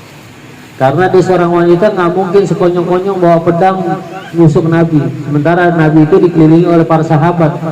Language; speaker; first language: Indonesian; native; Indonesian